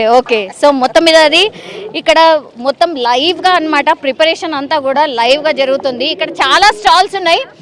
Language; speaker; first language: Telugu; native; Telugu